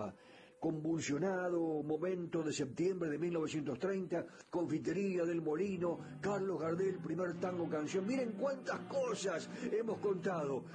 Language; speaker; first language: Spanish; native; Spanish